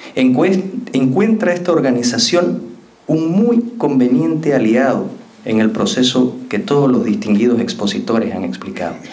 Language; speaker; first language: Spanish; native; Spanish